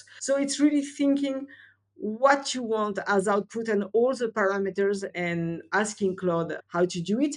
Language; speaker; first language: English; non-native, fluent; French